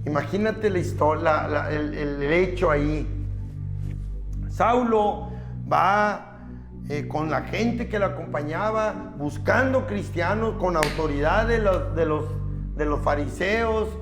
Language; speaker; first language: Spanish; native; Spanish